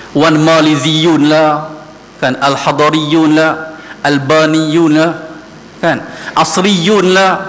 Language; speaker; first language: Malay; native; Malay